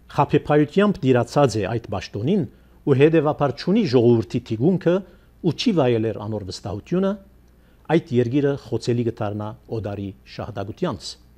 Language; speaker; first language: Armenian; early bilingual, heritage; Armenian